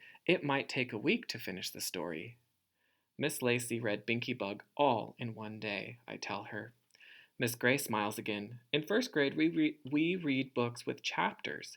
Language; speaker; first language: English; native; English